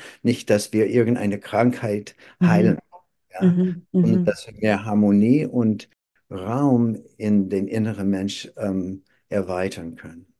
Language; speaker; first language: German; non-native, fluent; English